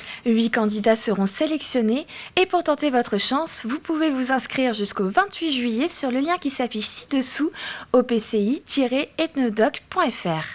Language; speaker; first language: French; native; French